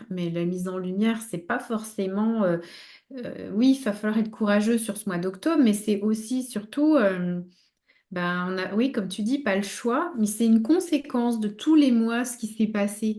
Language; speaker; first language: French; native; French